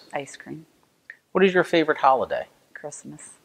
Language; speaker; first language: English; native; English